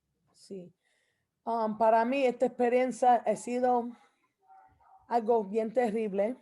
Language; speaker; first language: Spanish; early bilingual, heritage; Spanish